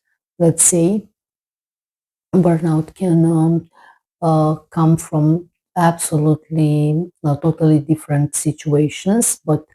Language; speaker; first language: English; non-native, fluent; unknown